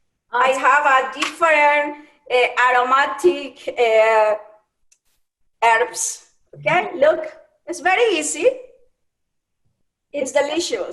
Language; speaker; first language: English; non-native, learner; Spanish